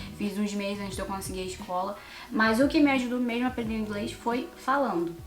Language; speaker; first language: Portuguese; native; Portuguese